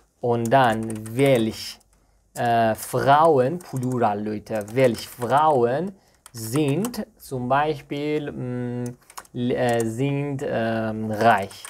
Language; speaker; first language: German; non-native, fluent; Persian